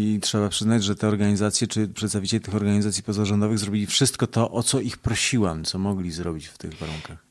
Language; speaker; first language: Russian; non-native, learner; Polish